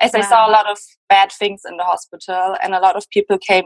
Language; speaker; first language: English; non-native, fluent; German